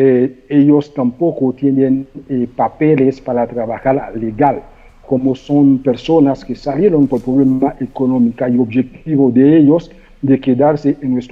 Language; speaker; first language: Spanish; non-native, fluent; Haitian Creole